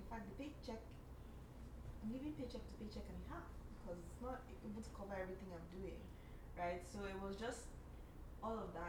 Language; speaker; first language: English; non-native, local second language; Yoruba